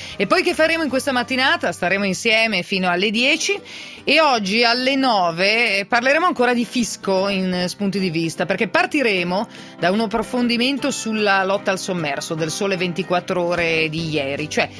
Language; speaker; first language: Italian; native; Italian